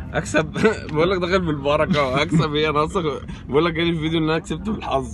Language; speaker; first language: Arabic; native; Arabic